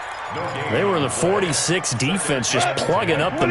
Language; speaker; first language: English; native; English